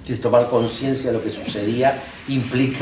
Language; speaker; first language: Spanish; native; Spanish